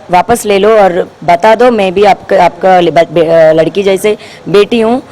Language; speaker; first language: Hindi; non-native, local second language; Telugu